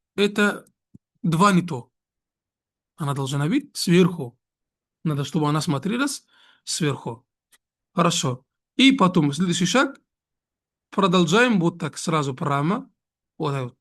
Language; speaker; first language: Russian; non-native, fluent; Arabic